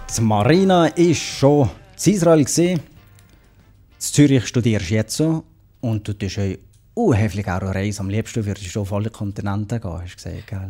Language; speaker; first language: German; native; German